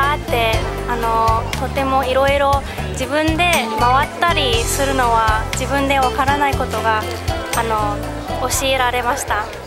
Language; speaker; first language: Japanese; non-native, learner; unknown